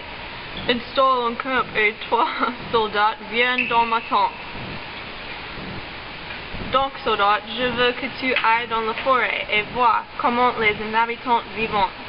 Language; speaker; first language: French; non-native, learner; English